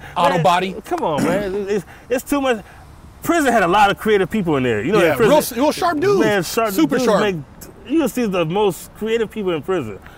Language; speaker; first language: English; native; English